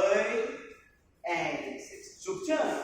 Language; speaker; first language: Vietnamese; non-native, learner; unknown